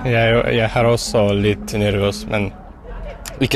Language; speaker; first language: Norwegian; non-native, learner; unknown